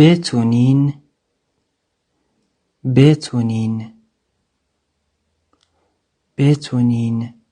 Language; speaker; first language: Persian; non-native, fluent; Central Kurdish